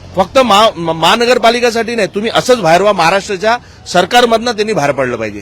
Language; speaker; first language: Marathi; non-native, local second language; Gujarati